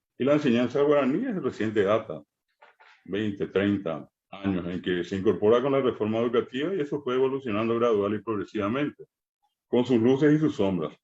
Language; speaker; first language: Spanish; non-native, local second language; Guarani